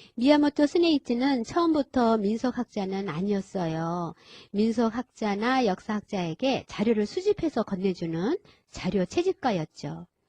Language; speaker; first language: Korean; native; Korean